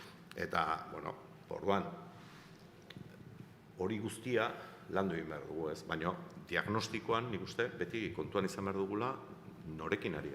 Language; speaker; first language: Basque; native; Basque